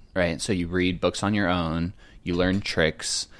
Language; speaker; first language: English; native; English